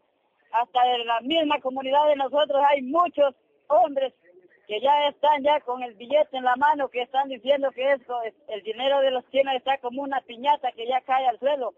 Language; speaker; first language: Spanish; native; Spanish